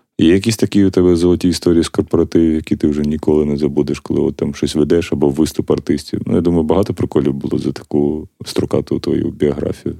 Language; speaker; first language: Ukrainian; native; Ukrainian